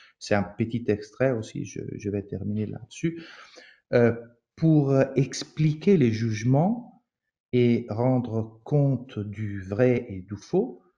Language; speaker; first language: French; non-native, fluent; Italian